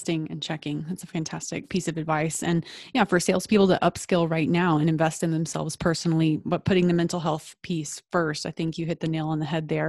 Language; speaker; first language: English; native; English